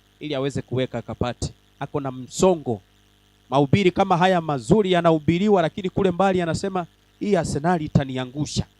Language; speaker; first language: Swahili; non-native, local second language; Gusii